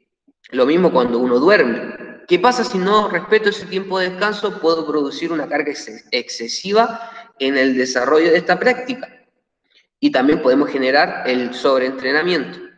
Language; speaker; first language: Spanish; native; Spanish